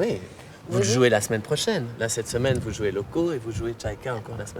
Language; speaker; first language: French; native; French